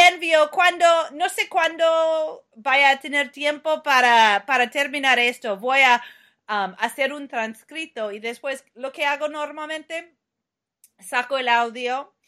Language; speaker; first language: Spanish; non-native, fluent; English